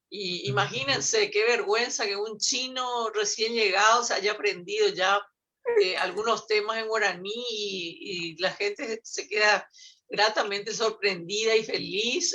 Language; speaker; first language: Spanish; native; Spanish